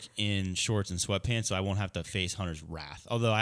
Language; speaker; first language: English; native; English